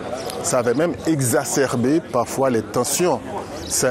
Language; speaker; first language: French; non-native, local second language; Haitian Creole